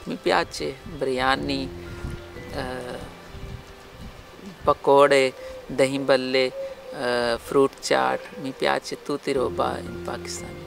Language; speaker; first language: Italian; non-native, learner; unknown